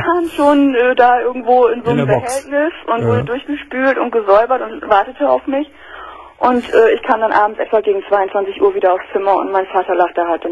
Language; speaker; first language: German; native; German